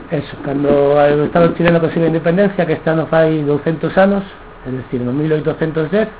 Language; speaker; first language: Spanish; non-native, local second language; Galician